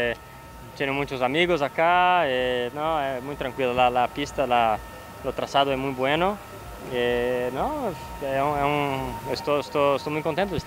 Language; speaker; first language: Spanish; non-native, learner; Portuguese